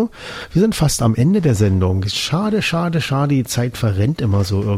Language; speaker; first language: German; native; German